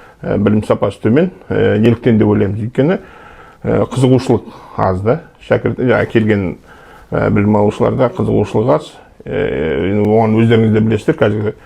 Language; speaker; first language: Kazakh; native; Kazakh